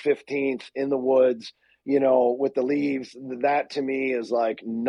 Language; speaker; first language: English; native; English